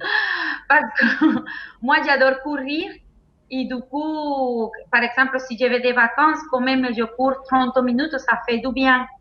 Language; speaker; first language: French; non-native, fluent; Spanish